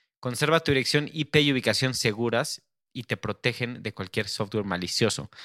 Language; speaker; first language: Spanish; native; Spanish